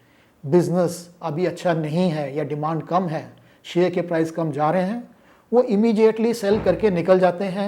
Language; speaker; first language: Hindi; native; Hindi